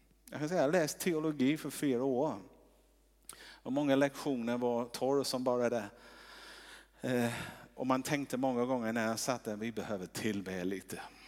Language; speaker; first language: Swedish; non-native, fluent; English